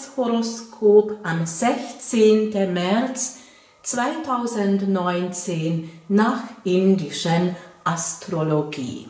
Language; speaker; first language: German; non-native, fluent; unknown